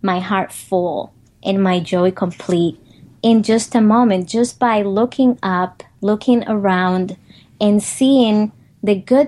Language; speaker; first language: English; non-native, fluent; Spanish